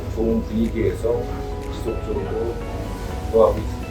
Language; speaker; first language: Korean; native; Korean